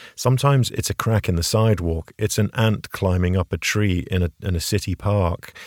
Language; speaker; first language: English; native; English